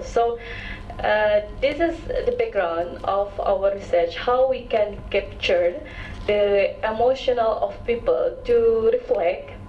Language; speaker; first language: English; non-native, local second language; Indonesian